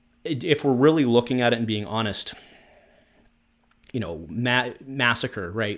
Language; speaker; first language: English; native; English